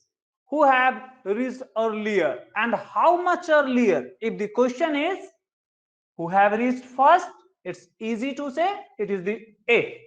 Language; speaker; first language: English; non-native, local second language; Hindi